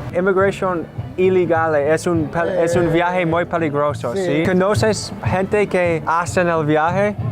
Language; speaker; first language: Spanish; non-native, learner; English